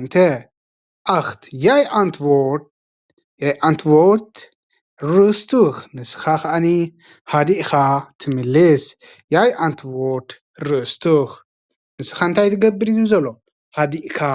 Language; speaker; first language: Dutch; non-native, fluent; Tigrinya